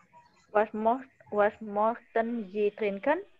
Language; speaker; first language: German; non-native, learner; Indonesian